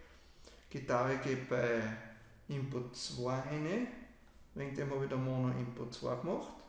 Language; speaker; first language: German; native; German